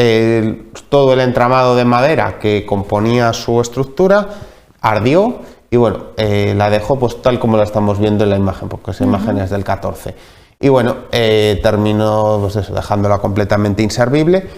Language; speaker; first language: Spanish; native; Spanish